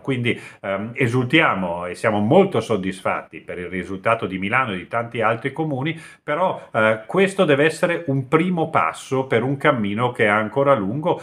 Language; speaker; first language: Italian; native; Italian